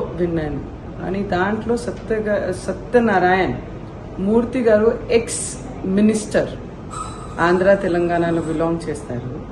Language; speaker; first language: Telugu; non-native, learner; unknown